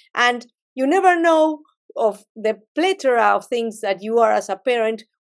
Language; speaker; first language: English; non-native, fluent; Spanish